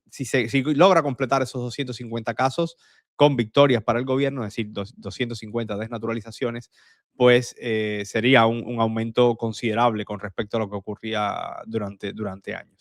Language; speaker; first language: Spanish; native; Spanish